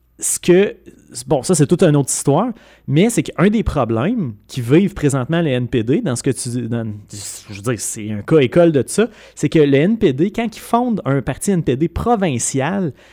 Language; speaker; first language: French; native; French